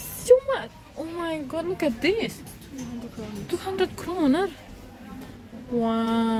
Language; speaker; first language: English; non-native, learner; Indonesian